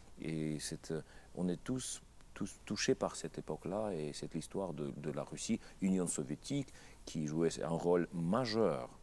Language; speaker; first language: French; non-native, fluent; Russian